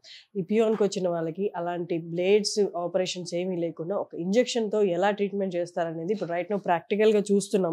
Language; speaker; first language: Telugu; native; Telugu